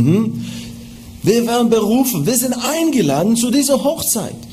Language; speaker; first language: German; non-native, fluent; Hebrew